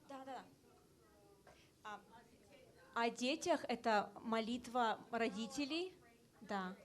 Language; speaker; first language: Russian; early bilingual, heritage; Russian